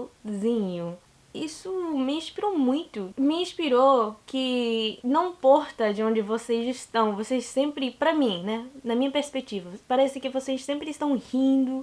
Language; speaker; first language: Portuguese; non-native, learner; English